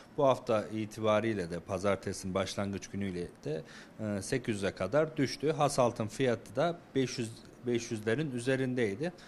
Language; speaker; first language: Turkish; native; Turkish